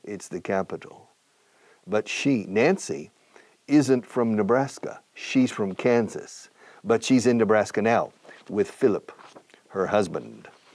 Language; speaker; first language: English; native; English